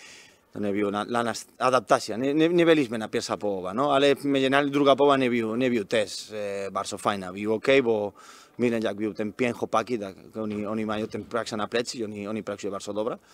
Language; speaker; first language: Polish; non-native, learner; Spanish